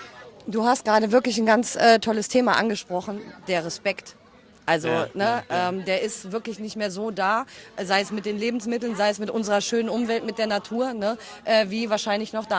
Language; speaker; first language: German; native; German